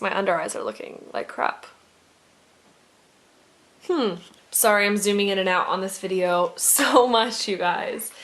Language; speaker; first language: English; native; English